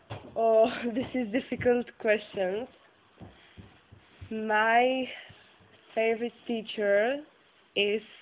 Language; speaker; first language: English; non-native, learner; Czech